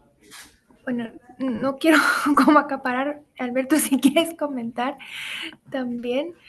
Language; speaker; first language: Spanish; native; Spanish